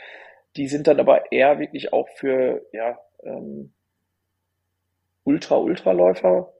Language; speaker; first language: German; native; German